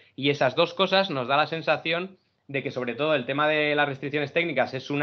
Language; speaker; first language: Spanish; native; Spanish